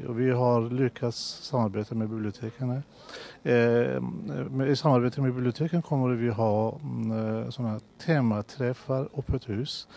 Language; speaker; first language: Swedish; non-native, fluent; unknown